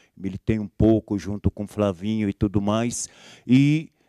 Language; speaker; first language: Portuguese; native; Portuguese